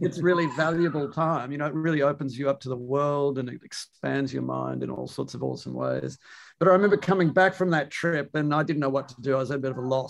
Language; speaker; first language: English; native; English